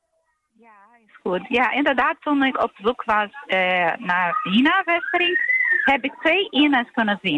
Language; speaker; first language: Dutch; non-native, learner; Portuguese